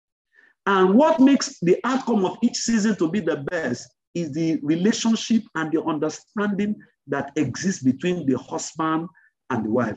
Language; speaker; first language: English; non-native, local second language; Yoruba